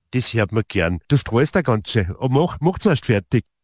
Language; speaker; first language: German; native; German